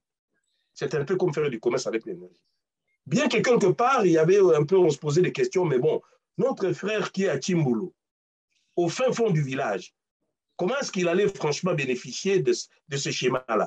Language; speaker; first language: French; non-native, local second language; Luba-Lulua